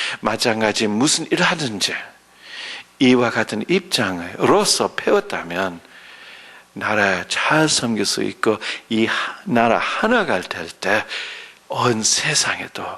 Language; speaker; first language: Korean; early bilingual, other home language; English